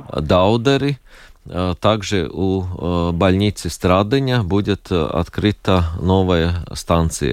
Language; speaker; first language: Russian; non-native, local second language; Latvian